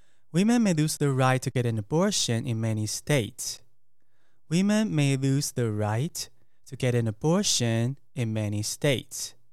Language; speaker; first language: English; non-native, fluent; Chinese